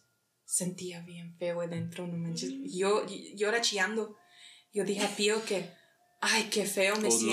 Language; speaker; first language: Spanish; early bilingual, heritage; English